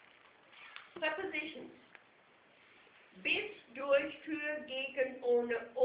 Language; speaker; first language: German; non-native, fluent; English